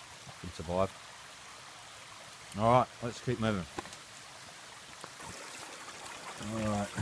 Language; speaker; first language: English; native; English